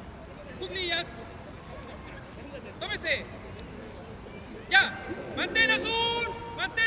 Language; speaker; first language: Spanish; native; Spanish